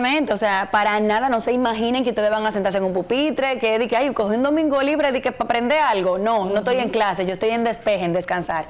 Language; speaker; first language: Spanish; native; Spanish